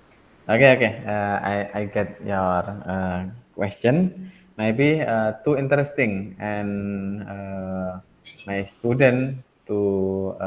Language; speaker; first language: English; non-native, learner; Indonesian